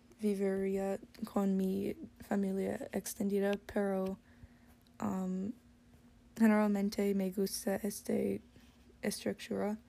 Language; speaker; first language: Spanish; non-native, learner; English